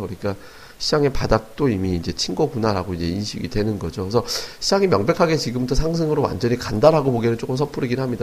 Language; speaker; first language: Korean; native; Korean